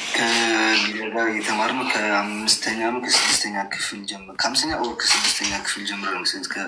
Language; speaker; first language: Amharic; non-native, local second language; Tigrinya